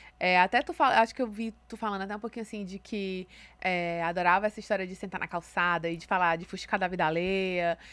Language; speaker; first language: Portuguese; native; Portuguese